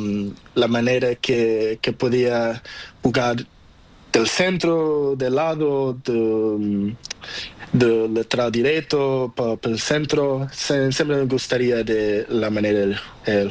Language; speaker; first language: Spanish; non-native, learner; Portuguese